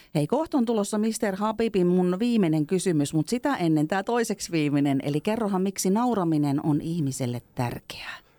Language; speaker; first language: Finnish; native; Finnish